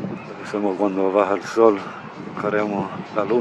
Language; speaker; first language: Spanish; early bilingual, heritage; Spanish